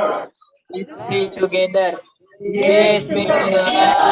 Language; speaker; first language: English; non-native, learner; Indonesian